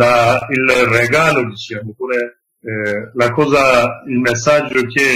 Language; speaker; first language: Italian; non-native, learner; Kurdish